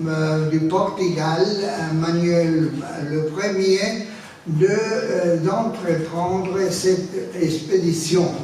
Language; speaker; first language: French; non-native, fluent; Spanish